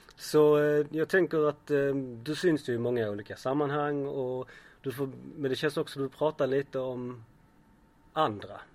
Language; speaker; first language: Swedish; native; Swedish